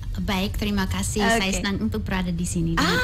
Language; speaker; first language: Indonesian; non-native, fluent; English